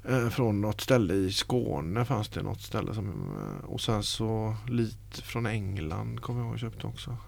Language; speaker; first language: Swedish; native; Swedish